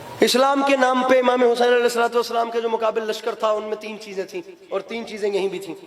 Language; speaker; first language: Urdu; non-native, local second language; Punjabi